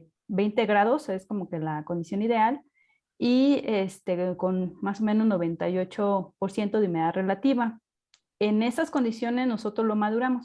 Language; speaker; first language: Spanish; native; Spanish